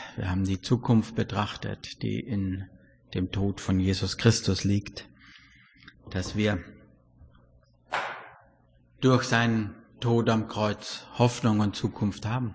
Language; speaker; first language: German; native; German